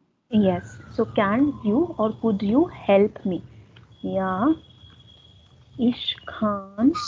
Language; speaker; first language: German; non-native, fluent; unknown